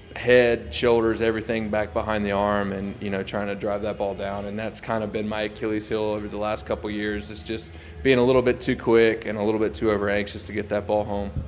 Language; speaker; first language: English; native; English